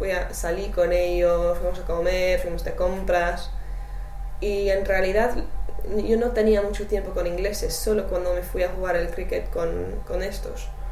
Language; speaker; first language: Spanish; non-native, fluent; English